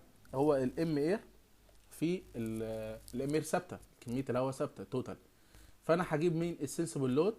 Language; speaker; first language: Arabic; native; Arabic